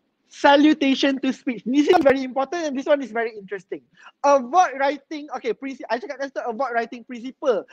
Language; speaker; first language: English; non-native, local second language; Malay